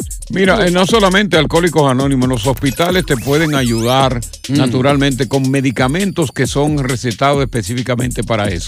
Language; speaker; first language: Spanish; native; Spanish